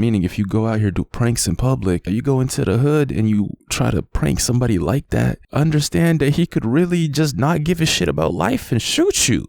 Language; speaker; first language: English; native; English